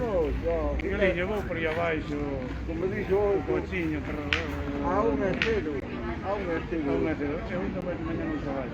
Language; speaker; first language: Spanish; non-native, local second language; Galician